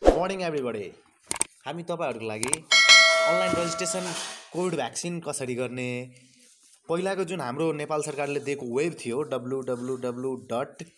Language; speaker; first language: Nepali; non-native, local second language; Maithili